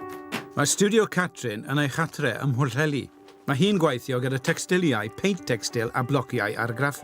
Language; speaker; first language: Welsh; native; Welsh